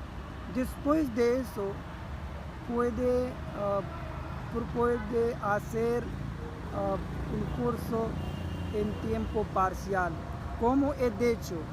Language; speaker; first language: Spanish; non-native, learner; Urdu